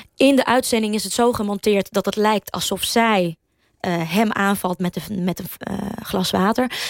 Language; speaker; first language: Dutch; early bilingual, other home language; Russian